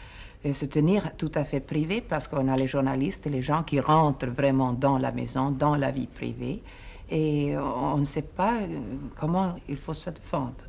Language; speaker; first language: French; non-native, fluent; Swedish